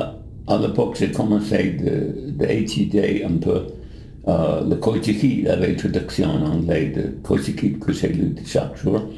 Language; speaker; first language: French; non-native, fluent; English